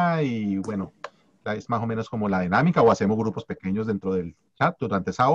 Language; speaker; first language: Spanish; native; Spanish